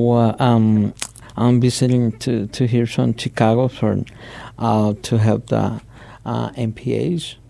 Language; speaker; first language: English; non-native, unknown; Spanish